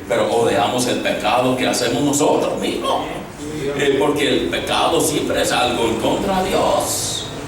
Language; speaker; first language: Spanish; non-native, fluent; English